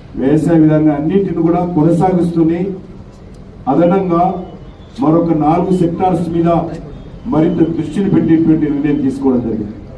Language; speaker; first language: Telugu; native; Telugu